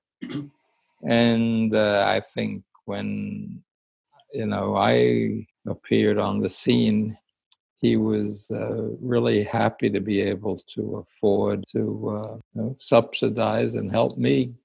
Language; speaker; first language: English; native; English